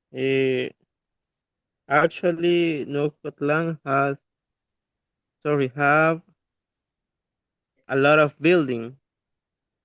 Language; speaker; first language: English; non-native, learner; Spanish